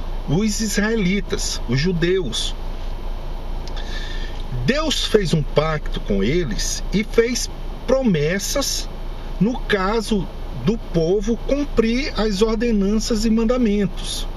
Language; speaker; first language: Portuguese; native; Portuguese